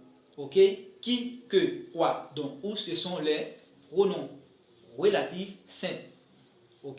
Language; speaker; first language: French; non-native, local second language; Haitian Creole